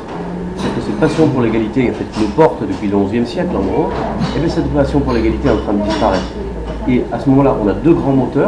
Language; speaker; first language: French; native; French